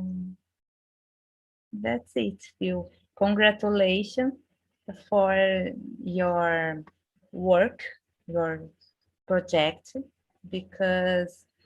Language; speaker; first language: English; non-native, learner; Portuguese